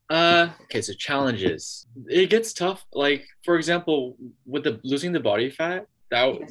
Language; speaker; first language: English; native; English